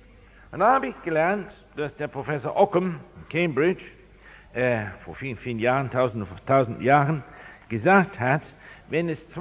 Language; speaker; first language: German; non-native, fluent; English